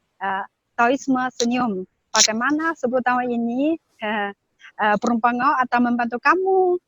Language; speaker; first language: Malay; non-native, learner; Chinese